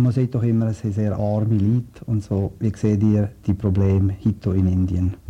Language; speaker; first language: German; native; German